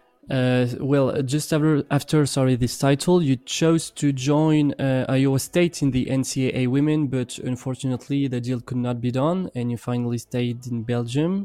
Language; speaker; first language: English; non-native, fluent; French